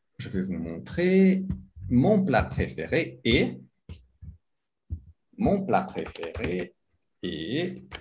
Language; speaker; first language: French; non-native, fluent; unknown